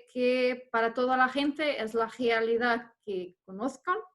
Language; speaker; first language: Spanish; non-native, fluent; Portuguese